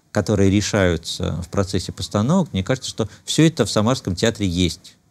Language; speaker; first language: Russian; native; Russian